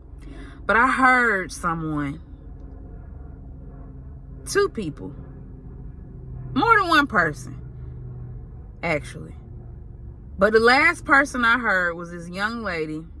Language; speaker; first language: English; native; English